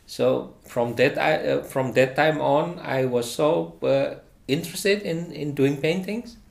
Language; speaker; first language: English; non-native, fluent; Indonesian